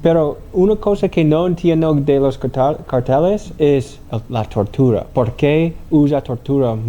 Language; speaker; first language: Spanish; non-native, learner; English